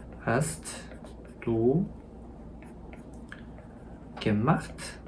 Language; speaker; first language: German; non-native, fluent; Korean